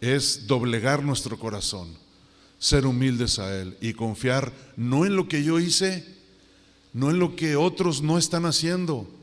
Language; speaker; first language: Spanish; native; Spanish